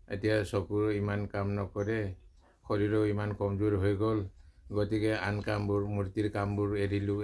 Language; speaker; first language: Assamese; non-native, local second language; Nepali